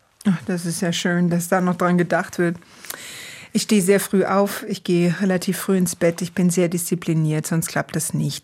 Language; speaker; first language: German; native; German